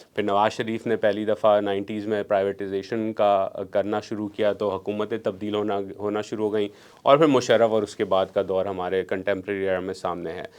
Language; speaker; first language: Urdu; non-native, local second language; Memoni